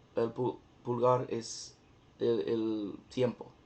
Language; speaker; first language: Spanish; non-native, learner; English